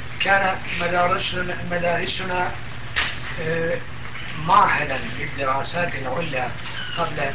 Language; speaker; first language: Arabic; non-native, local second language; Turkish